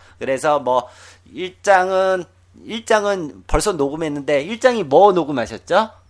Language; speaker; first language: Korean; native; Korean